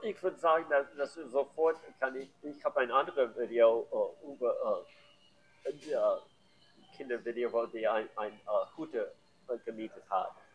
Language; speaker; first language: German; non-native, learner; English